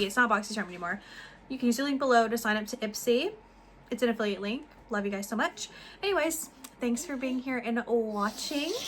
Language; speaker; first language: English; native; English